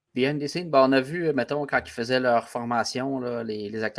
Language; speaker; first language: French; native; French